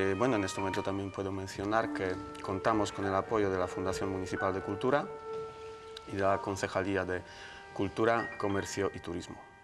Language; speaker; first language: Spanish; non-native, fluent; Polish